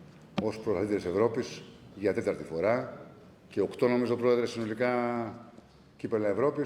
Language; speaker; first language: Greek; native; Greek